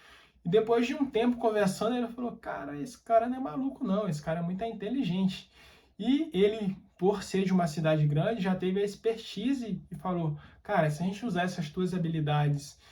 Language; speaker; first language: Portuguese; native; Portuguese